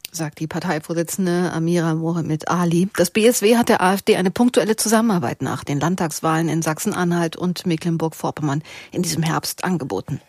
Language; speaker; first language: German; native; German